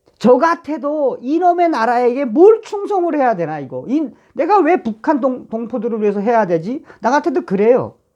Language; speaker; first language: Korean; native; Korean